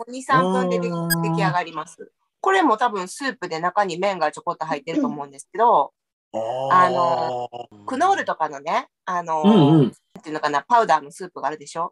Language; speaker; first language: Japanese; native; Japanese